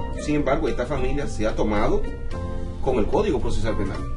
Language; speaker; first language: Spanish; native; Spanish